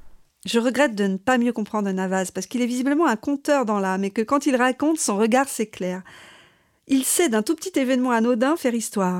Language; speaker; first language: French; native; French